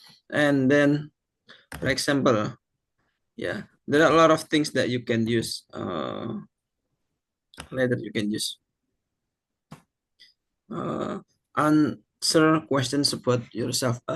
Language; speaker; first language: English; non-native, fluent; Indonesian